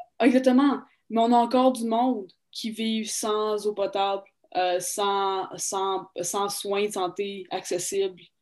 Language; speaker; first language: French; native; French